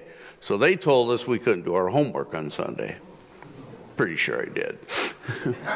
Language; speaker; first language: English; native; English